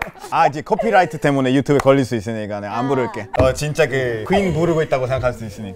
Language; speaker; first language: Korean; non-native, fluent; Spanish